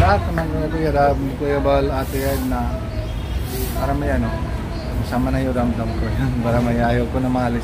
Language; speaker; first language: Filipino; non-native, learner; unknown